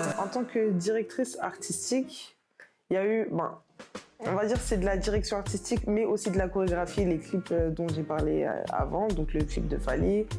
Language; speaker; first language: French; native; French